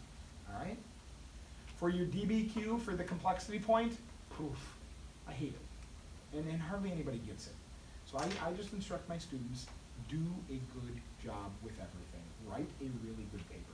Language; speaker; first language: English; native; English